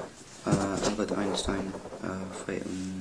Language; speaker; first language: Spanish; non-native, learner; English